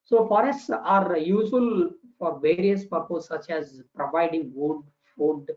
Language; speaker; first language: English; non-native, local second language; Kannada